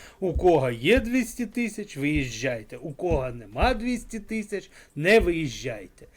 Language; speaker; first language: Ukrainian; non-native, local second language; Russian